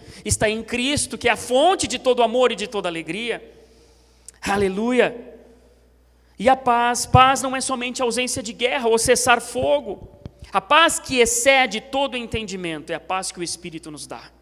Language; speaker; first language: Portuguese; native; Portuguese